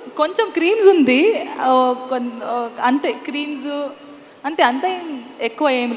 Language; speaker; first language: Telugu; non-native, learner; Kannada